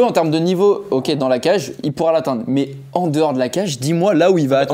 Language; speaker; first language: French; native; French